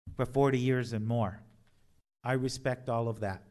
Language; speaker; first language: English; native; English